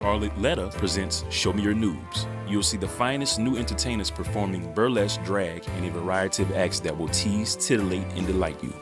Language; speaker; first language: English; native; English